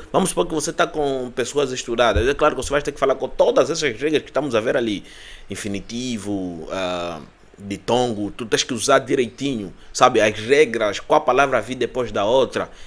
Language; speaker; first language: Portuguese; native; Portuguese